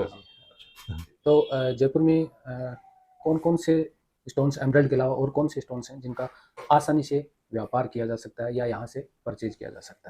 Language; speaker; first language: Hindi; native; Hindi